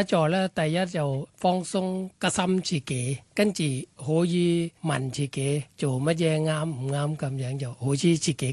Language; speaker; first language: Cantonese; non-native, learner; Thai